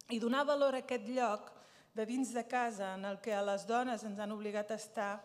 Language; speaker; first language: Catalan; early bilingual, other home language; Riffian